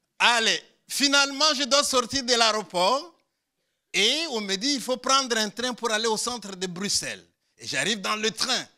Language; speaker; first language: French; non-native, local second language; Luba-Lulua